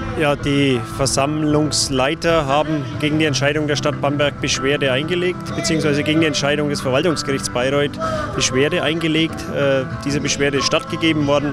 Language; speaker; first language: German; native; German